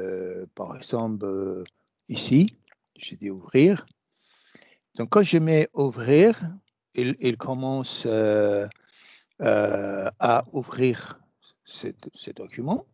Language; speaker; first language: French; non-native, fluent; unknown